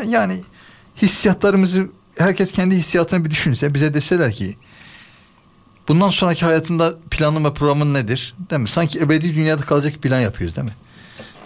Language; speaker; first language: Turkish; native; Turkish